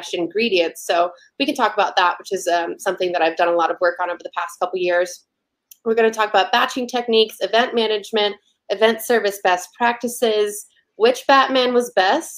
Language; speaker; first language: English; native; English